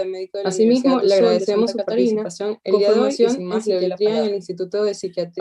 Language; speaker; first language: Spanish; native; Spanish